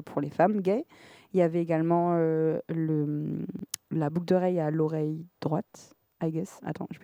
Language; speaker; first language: French; native; French